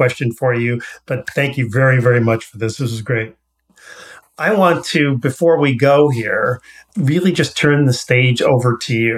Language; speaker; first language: English; native; English